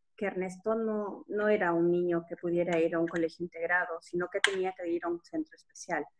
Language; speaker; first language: Spanish; native; Spanish